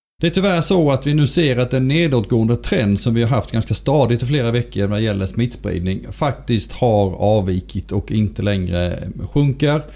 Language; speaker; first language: Swedish; native; Swedish